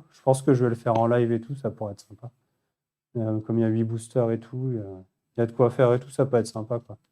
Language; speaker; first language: French; native; French